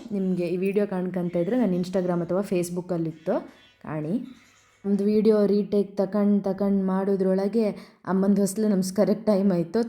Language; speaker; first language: Kannada; native; Kannada